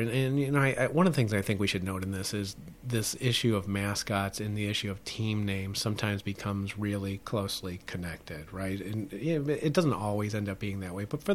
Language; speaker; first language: English; native; English